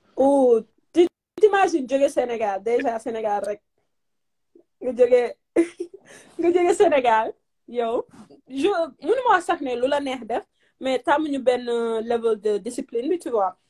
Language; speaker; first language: French; non-native, local second language; Wolof